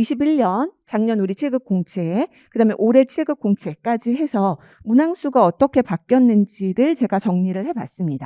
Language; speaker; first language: Korean; native; Korean